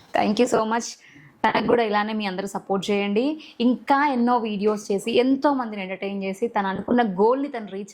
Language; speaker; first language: Telugu; native; Telugu